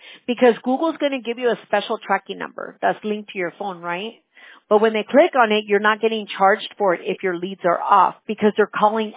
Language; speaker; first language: English; early bilingual, other home language; Spanish